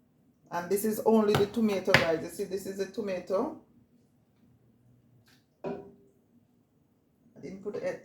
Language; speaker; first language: English; non-native, local second language; Jamaican Creole English